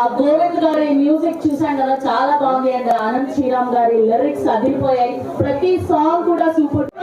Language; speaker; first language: Telugu; non-native, learner; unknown